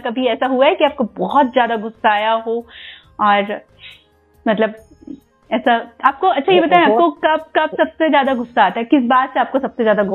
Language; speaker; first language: Hindi; native; Hindi